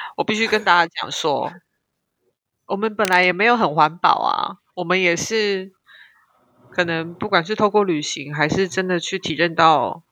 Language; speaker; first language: Chinese; native; Chinese